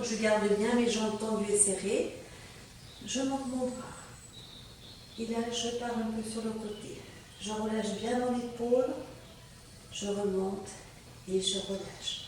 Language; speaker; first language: French; native; French